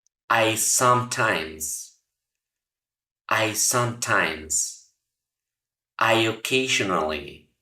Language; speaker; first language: English; non-native, fluent; Spanish